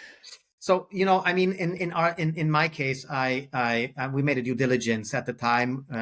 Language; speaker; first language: English; non-native, fluent; German